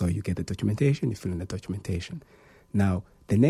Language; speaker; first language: English; non-native, local second language; Xhosa